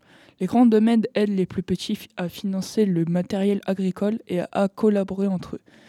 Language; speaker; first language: French; native; French